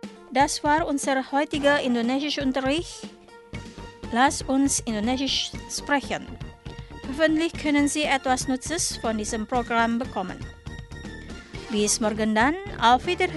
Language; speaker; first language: German; non-native, fluent; Indonesian